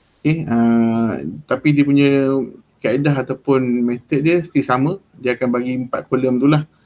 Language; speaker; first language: Malay; native; Malay